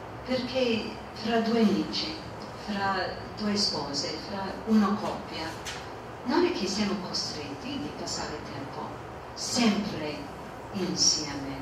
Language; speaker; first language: Italian; non-native, fluent; English